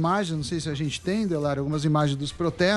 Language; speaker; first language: Portuguese; native; Portuguese